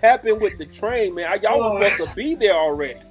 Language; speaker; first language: English; native; English